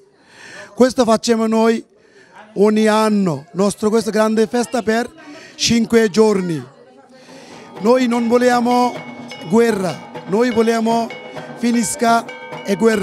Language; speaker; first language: Italian; non-native, learner; Bangla